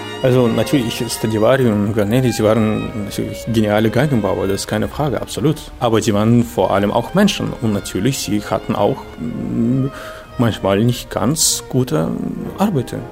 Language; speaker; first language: German; non-native, fluent; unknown